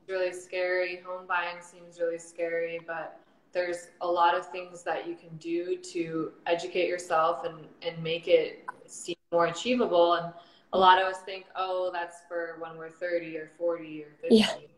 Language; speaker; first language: English; native; English